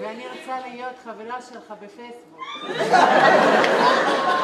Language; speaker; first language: Hebrew; non-native, local second language; Arabic